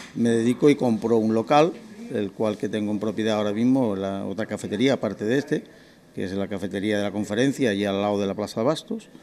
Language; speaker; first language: Spanish; native; Spanish